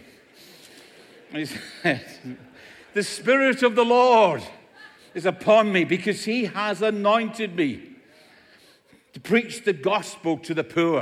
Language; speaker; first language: English; native; English